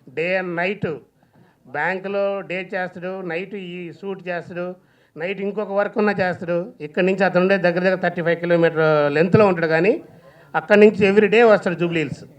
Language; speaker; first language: Telugu; native; Telugu